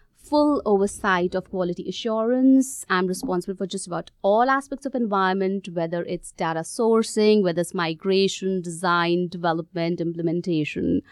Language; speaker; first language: English; non-native, local second language; Hindi